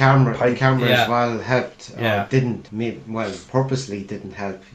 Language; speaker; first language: English; native; English